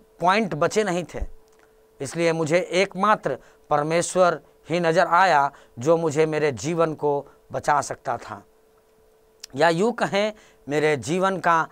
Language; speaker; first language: Hindi; native; Hindi